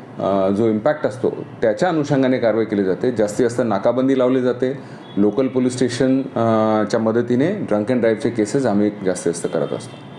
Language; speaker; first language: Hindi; non-native, local second language; Marathi